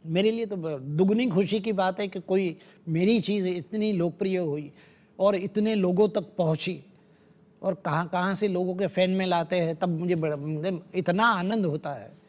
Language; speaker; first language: Hindi; non-native, local second language; Gujarati